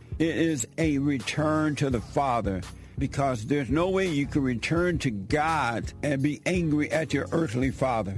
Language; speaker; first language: English; native; English